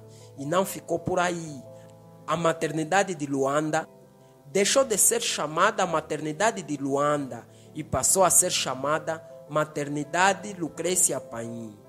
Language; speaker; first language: Portuguese; native; Portuguese